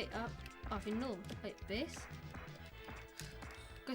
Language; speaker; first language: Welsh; non-native, local second language; English